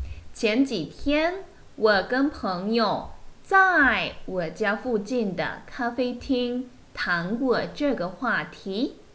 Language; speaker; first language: Chinese; non-native, fluent; Korean